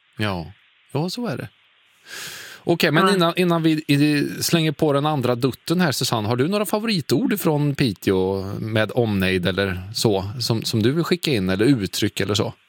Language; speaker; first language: Swedish; native; Swedish